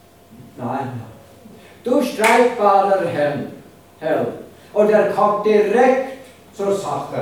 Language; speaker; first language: German; non-native, fluent; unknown